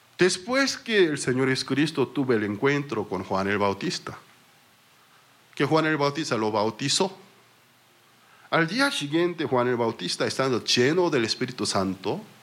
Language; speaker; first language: Spanish; non-native, fluent; Korean